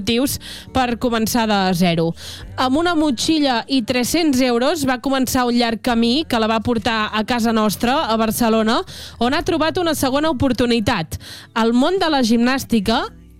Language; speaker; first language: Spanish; non-native, local second language; Catalan